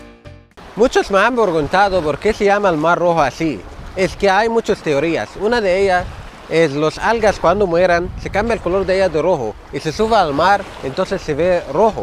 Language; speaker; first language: Spanish; non-native, fluent; Arabic